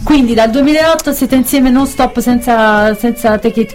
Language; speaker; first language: Italian; native; Italian